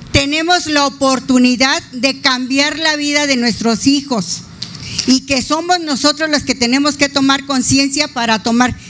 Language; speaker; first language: Spanish; native; Spanish